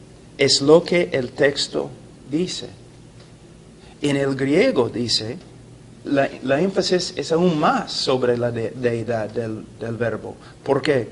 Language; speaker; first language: Spanish; non-native, fluent; English